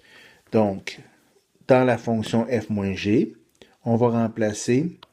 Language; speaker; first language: French; native; French